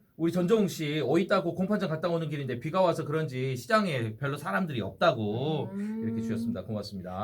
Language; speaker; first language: Korean; native; Korean